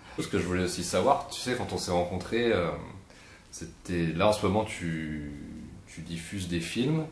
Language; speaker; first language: French; native; French